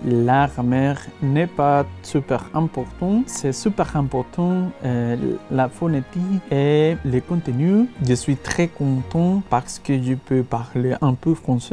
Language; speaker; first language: French; non-native, learner; Spanish